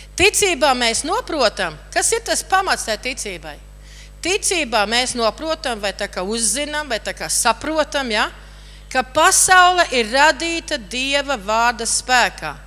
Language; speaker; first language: Latvian; native; Latvian